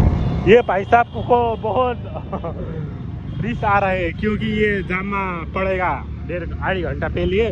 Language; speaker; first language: Hindi; non-native, learner; Nepali